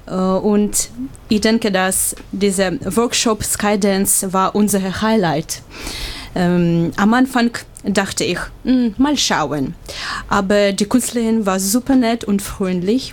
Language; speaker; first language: German; non-native, learner; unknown